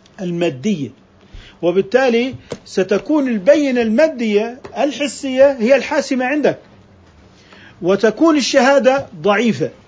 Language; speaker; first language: Arabic; native; Arabic